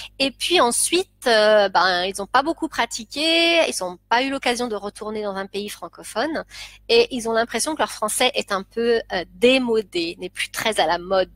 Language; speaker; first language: French; native; French